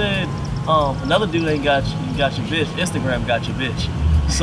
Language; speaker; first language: English; native; English